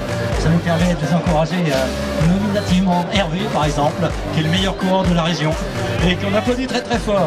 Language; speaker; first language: French; native; French